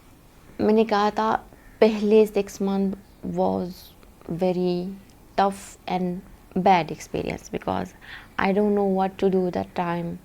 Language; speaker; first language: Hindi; non-native, learner; Arabic